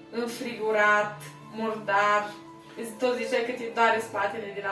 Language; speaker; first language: Romanian; native; Romanian